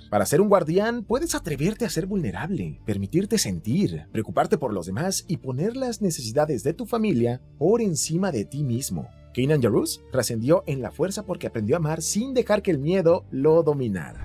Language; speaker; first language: Spanish; native; Spanish